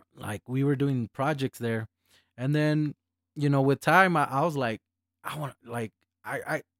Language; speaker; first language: English; early bilingual, other home language; Spanish